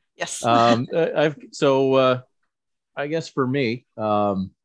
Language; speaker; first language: English; native; English